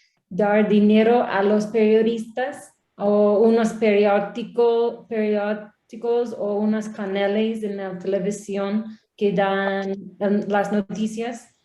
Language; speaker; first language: Spanish; non-native, learner; English